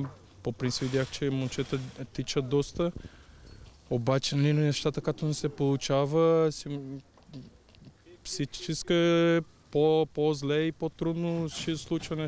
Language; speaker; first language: Bulgarian; non-native, fluent; Portuguese